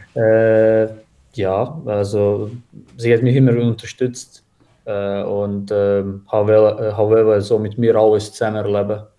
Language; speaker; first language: German; non-native, fluent; Croatian